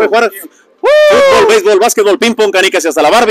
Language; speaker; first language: Spanish; native; Spanish